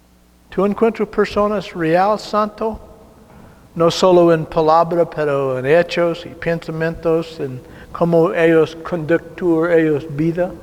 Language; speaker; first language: Spanish; non-native, learner; English